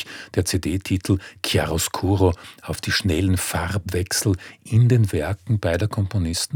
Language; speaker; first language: German; native; German